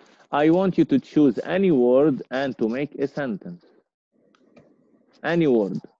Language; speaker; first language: English; non-native, fluent; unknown